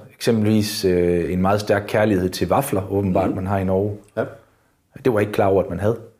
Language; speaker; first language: Danish; native; Danish